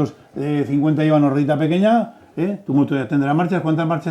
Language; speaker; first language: Spanish; native; Spanish